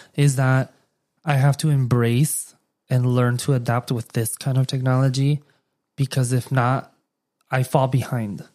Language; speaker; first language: English; early bilingual, other home language; Spanish